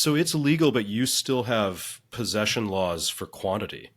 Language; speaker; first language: English; native; English